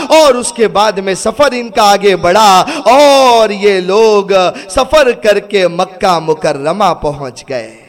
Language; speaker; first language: Urdu; early bilingual, heritage; Urdu